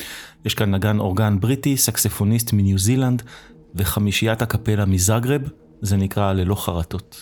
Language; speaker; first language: Hebrew; native; Hebrew